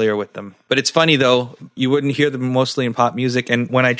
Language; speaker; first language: English; early bilingual, other home language; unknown